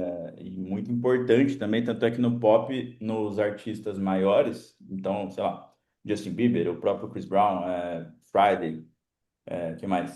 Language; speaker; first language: Portuguese; native; Portuguese